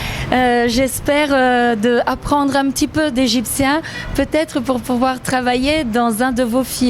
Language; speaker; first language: French; non-native, fluent; Italian